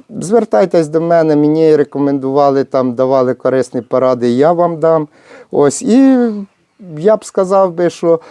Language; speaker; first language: Ukrainian; native; Ukrainian